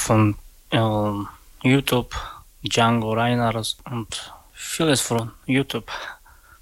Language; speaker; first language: German; non-native, learner; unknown